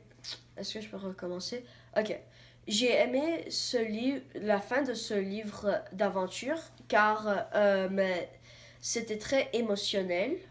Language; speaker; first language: French; non-native, learner; English